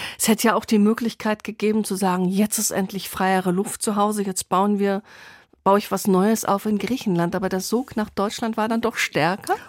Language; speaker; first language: German; native; German